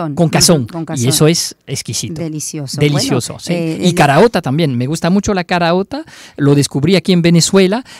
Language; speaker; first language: Spanish; non-native, fluent; French